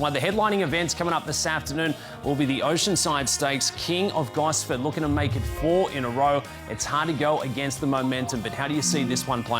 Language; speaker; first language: English; native; English